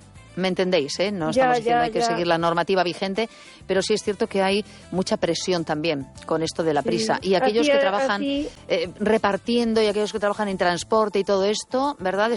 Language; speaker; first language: Spanish; native; Spanish